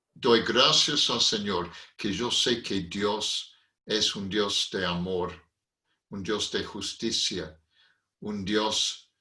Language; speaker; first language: Spanish; non-native, fluent; English